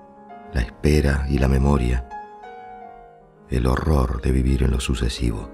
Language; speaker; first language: Spanish; native; Spanish